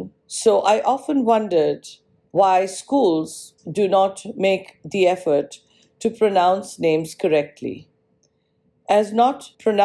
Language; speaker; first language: English; non-native, local second language; Marathi